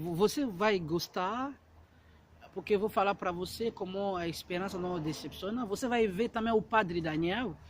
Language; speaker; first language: Portuguese; non-native, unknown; Lingala